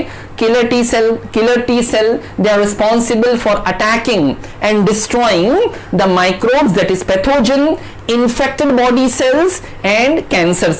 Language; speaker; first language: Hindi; native; Hindi